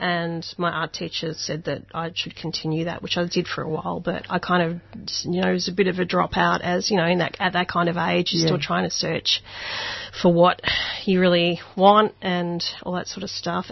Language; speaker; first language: English; non-native, local second language; Hungarian